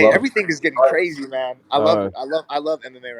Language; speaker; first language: English; native; English